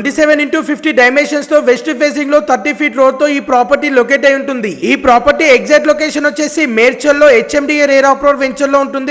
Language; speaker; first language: Telugu; native; Telugu